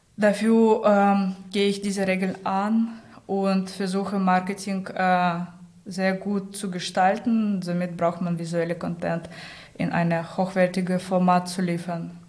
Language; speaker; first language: German; non-native, learner; Russian